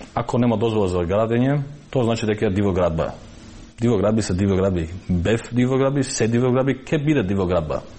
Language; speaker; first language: Macedonian; non-native, local second language; Albanian